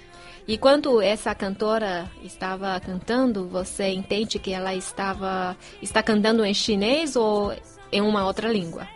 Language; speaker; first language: Portuguese; non-native, fluent; Chinese